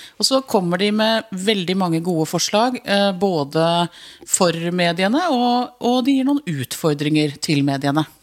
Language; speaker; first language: Norwegian; native; Norwegian